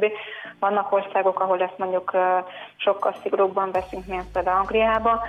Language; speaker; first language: Hungarian; native; Hungarian